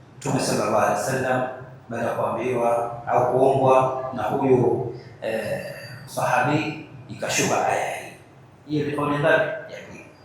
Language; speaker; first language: Swahili; native; Swahili